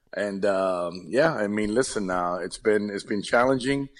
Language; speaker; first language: English; early bilingual, other home language; Spanish